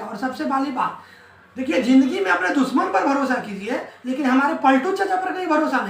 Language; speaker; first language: Hindi; native; Hindi